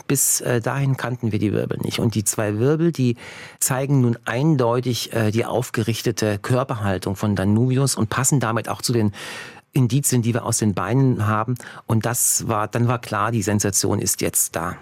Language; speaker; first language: German; early bilingual, heritage; Bulgarian